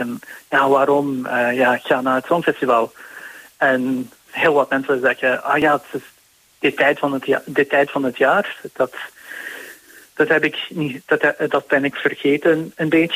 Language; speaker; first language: Dutch; non-native, fluent; English